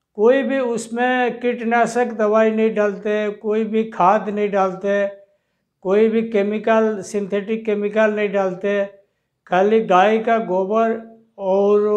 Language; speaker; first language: Hindi; non-native, local second language; Odia